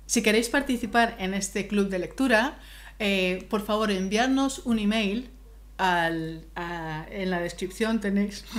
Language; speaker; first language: Spanish; native; Spanish